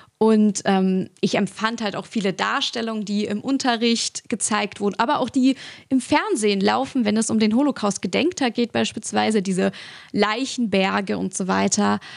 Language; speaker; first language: German; early bilingual, other home language; Russian